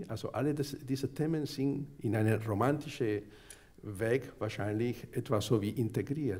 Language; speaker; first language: German; non-native, fluent; Spanish